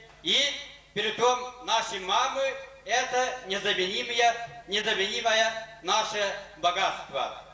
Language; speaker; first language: Russian; non-native, local second language; Yakut